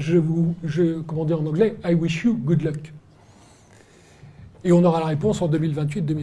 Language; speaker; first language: French; native; French